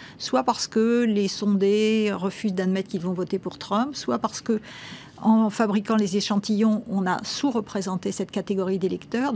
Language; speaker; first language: French; native; French